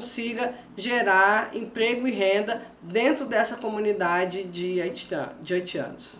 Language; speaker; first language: Portuguese; native; Portuguese